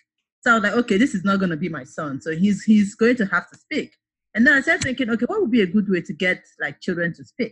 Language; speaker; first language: English; non-native, local second language; Igbo